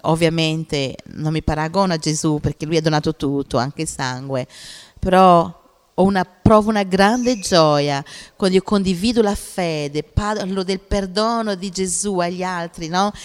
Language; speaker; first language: Italian; non-native, fluent; Portuguese